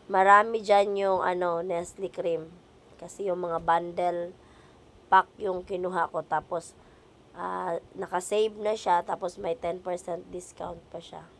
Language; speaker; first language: Filipino; non-native, local second language; Cebuano